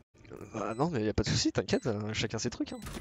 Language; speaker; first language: French; native; French